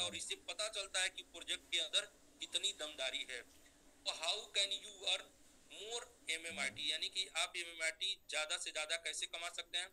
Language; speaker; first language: Hindi; native; Hindi